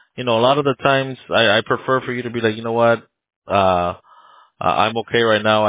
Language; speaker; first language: English; early bilingual, other home language; Spanish